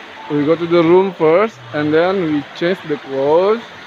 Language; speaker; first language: English; non-native, fluent; Indonesian